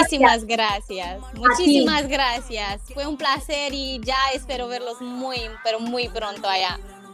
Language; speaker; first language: Spanish; non-native, fluent; Romanian